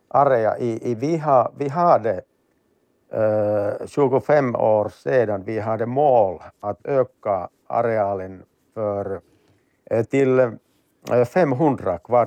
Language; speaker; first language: Swedish; non-native, learner; Finnish